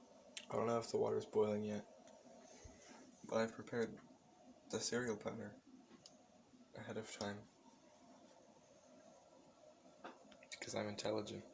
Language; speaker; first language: English; native; English